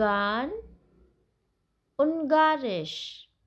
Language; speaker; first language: German; non-native, fluent; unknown